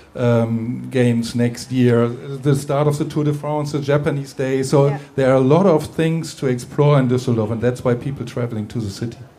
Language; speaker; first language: English; non-native, fluent; German